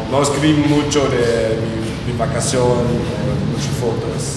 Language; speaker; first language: Spanish; non-native, learner; German